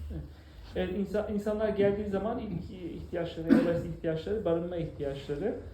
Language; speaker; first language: Turkish; native; Turkish